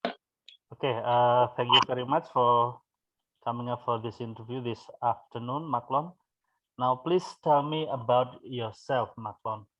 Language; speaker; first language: English; non-native, fluent; Indonesian